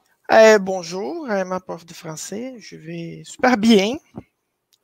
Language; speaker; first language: French; non-native, fluent; Portuguese